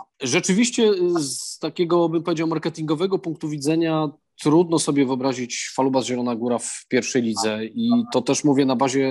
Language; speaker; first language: Polish; native; Polish